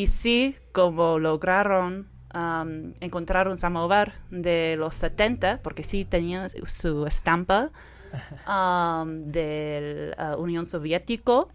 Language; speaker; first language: Spanish; non-native, fluent; Persian